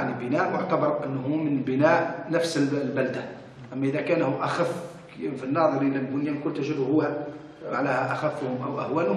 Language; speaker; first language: Arabic; native; Arabic